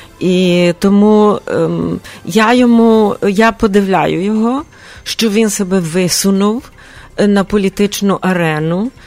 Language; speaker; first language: Ukrainian; early bilingual, heritage; Ukrainian